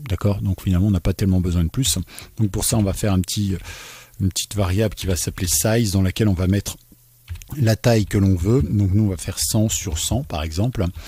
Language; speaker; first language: French; native; French